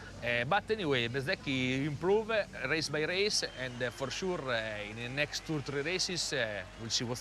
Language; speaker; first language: English; non-native, learner; Italian